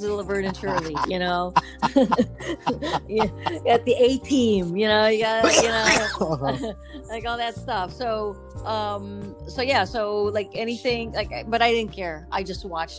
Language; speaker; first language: English; non-native, local second language; Filipino